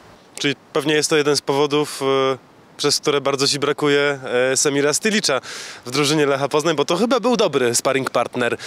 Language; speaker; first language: Polish; native; Polish